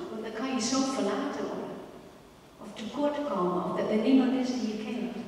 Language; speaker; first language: Dutch; non-native, fluent; English